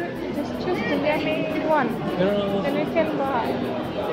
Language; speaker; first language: English; non-native, learner; Indonesian